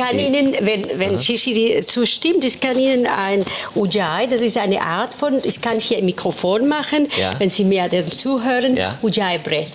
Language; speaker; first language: German; non-native, fluent; Spanish